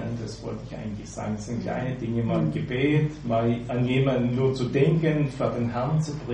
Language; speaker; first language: German; native; German